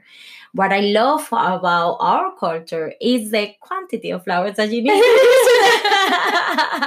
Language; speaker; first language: English; non-native, learner; Spanish